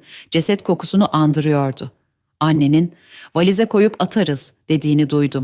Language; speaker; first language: Turkish; native; Turkish